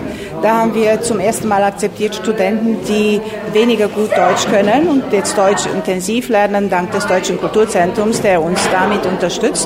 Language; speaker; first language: German; non-native, local second language; Romanian